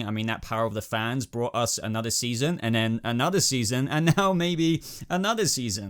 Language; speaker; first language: English; native; English